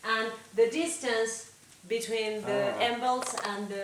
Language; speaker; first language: English; non-native, learner; Spanish